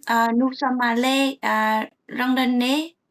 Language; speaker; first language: French; non-native, learner; Vietnamese